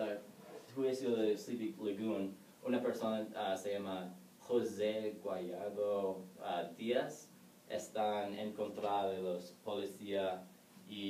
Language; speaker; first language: Spanish; non-native, learner; English